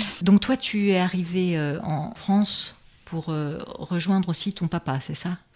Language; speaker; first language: French; native; French